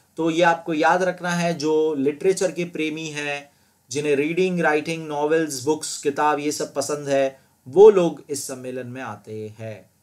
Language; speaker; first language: Hindi; non-native, local second language; Gujarati